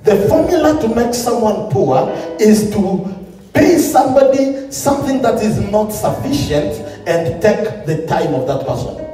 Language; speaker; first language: English; non-native, local second language; Swahili